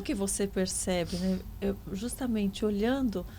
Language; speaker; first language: Portuguese; native; Portuguese